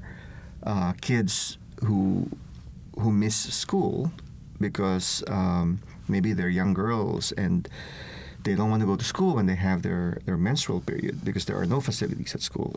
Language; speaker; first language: English; non-native, local second language; Filipino